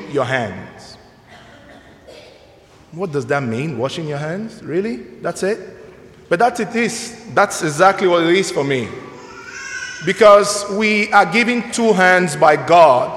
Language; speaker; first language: English; non-native, local second language; Igbo